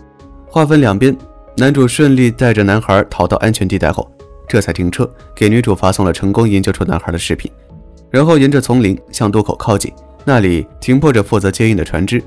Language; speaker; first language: Chinese; native; Chinese